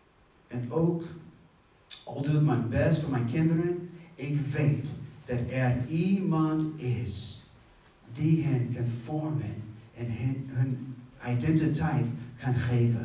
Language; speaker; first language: Dutch; non-native, fluent; English